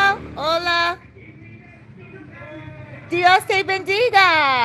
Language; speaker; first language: Spanish; non-native, learner; English